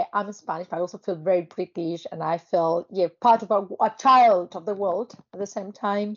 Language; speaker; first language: English; non-native, fluent; Spanish